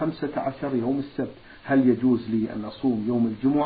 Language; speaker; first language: Arabic; native; Arabic